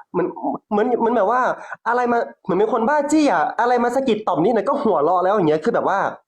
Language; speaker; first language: Thai; native; Thai